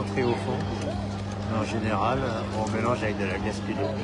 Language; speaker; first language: French; native; French